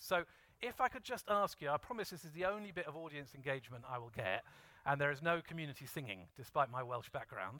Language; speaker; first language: English; native; English